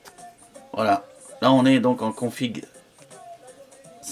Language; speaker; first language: French; native; French